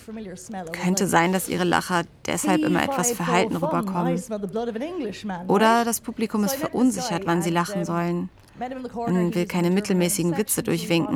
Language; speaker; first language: German; native; German